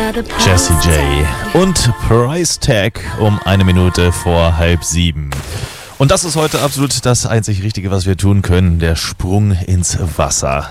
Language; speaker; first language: German; native; German